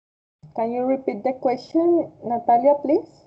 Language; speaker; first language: English; non-native, fluent; Spanish